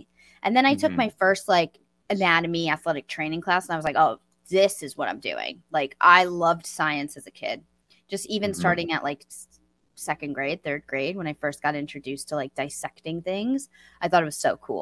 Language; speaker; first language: English; native; English